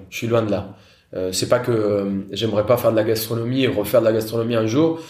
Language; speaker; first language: French; non-native, fluent; Spanish